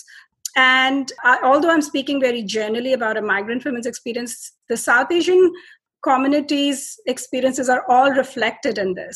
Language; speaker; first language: English; non-native, local second language; Hindi